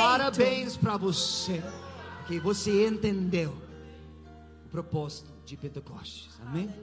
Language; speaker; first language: Portuguese; non-native, fluent; English